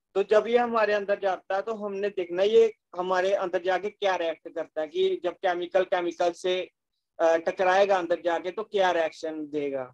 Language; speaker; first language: Hindi; native; Hindi